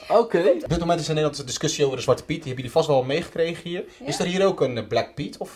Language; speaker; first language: Dutch; early bilingual, other home language; Arabic